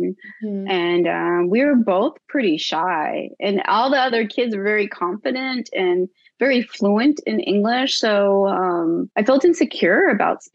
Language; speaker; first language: English; early bilingual, other home language; Spanish